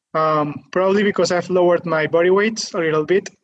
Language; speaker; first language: English; non-native, fluent; Catalan